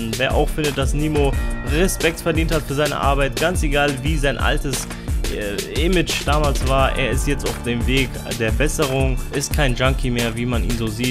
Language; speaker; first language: German; native; German